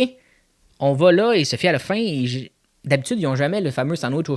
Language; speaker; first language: French; native; French